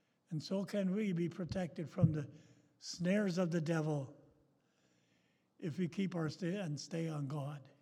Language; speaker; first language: English; native; English